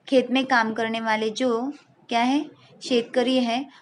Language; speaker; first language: Hindi; non-native, local second language; Marathi